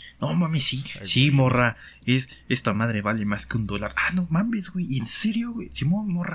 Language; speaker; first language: Spanish; native; Spanish